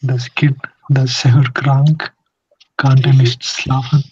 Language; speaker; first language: German; non-native, learner; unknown